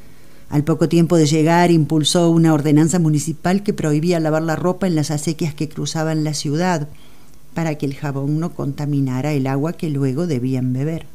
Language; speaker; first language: Spanish; native; Spanish